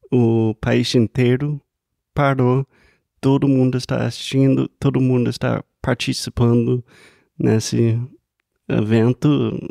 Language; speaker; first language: Portuguese; non-native, fluent; English